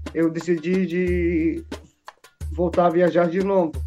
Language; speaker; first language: Portuguese; non-native, learner; Arabic